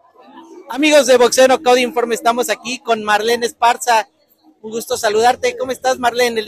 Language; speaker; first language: Spanish; native; Spanish